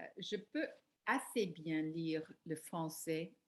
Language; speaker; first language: French; non-native, learner; English